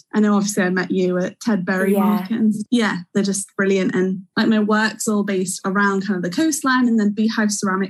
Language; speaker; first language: English; native; English